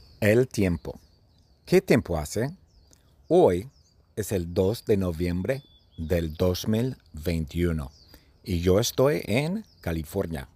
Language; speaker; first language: Spanish; early bilingual, heritage; Spanish